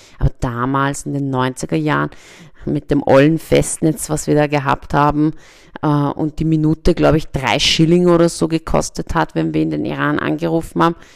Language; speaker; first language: German; early bilingual, other home language; Persian